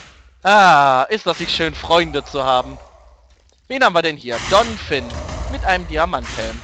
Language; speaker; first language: German; native; German